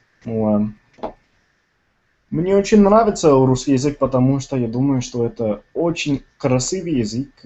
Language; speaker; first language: Russian; non-native, learner; Tamil